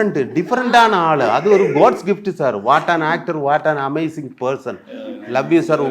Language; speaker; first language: Tamil; non-native, learner; Malayalam